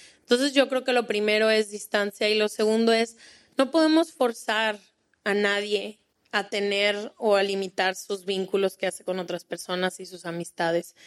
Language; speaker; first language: Spanish; native; Spanish